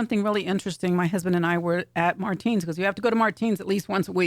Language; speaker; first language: English; native; English